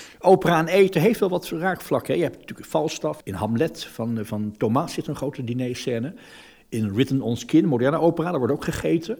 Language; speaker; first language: Dutch; native; Dutch